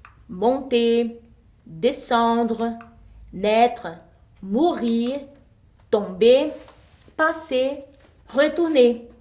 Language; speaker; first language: French; non-native, fluent; Portuguese